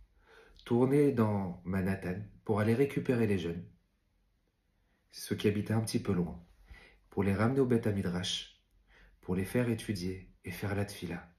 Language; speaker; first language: French; native; French